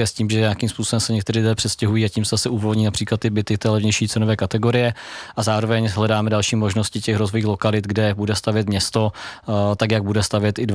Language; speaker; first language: Czech; native; Czech